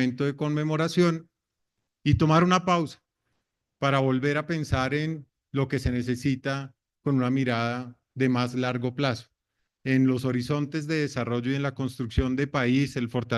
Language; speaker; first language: Spanish; native; Spanish